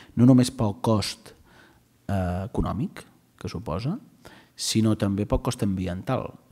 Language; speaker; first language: Catalan; native; Catalan